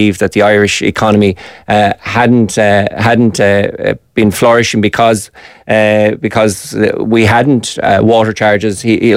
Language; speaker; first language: English; native; English